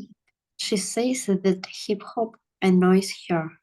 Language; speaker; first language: English; non-native, learner; Russian